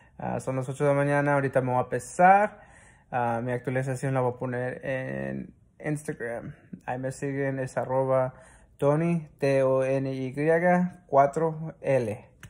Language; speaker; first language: Spanish; early bilingual, heritage; Spanish